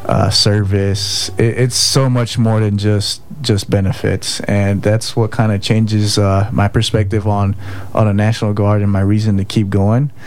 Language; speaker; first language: English; early bilingual, other home language; Spanish